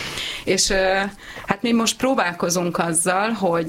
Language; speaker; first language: Hungarian; native; Hungarian